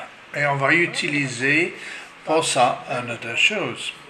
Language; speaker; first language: French; non-native, learner; English